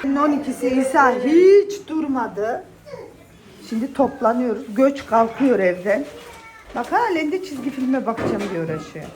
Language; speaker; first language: Turkish; early bilingual, other home language; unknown